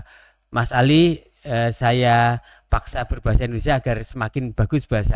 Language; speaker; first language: Indonesian; native; Indonesian